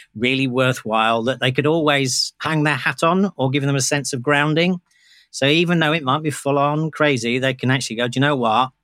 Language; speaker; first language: English; native; English